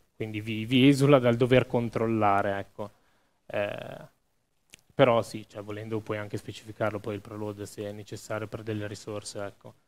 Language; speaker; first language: Italian; native; Italian